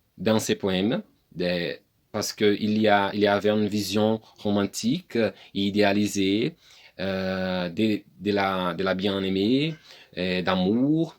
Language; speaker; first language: French; non-native, learner; Portuguese